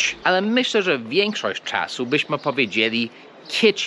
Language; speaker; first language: Polish; early bilingual, heritage; English